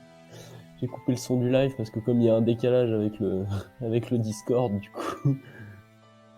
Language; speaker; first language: French; native; French